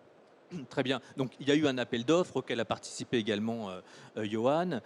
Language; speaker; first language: French; native; French